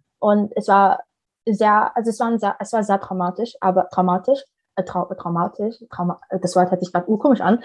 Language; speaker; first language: German; early bilingual, other home language; Somali